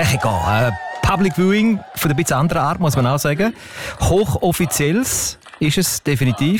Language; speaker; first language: German; native; German